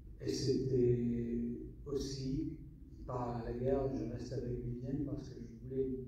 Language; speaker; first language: French; non-native, fluent; English